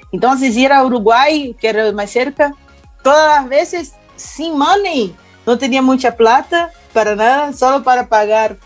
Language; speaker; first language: Spanish; non-native, learner; Portuguese